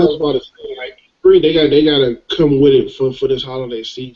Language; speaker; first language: English; native; English